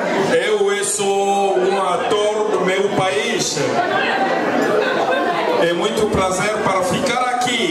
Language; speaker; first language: Portuguese; non-native, learner; Lingala